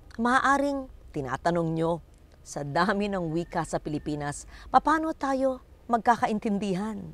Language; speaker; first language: Filipino; native; Filipino